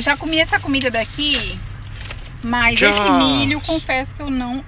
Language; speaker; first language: Portuguese; native; Portuguese